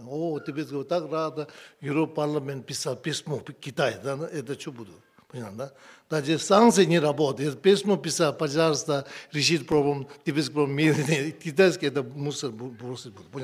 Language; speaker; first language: Russian; non-native, learner; Tibetan